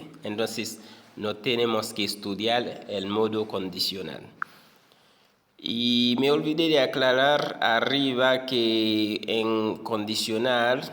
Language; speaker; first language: Spanish; non-native, fluent; Haitian Creole